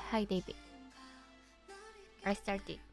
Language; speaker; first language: English; non-native, learner; Korean